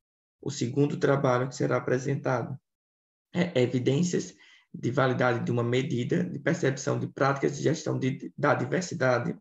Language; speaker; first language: Portuguese; native; Portuguese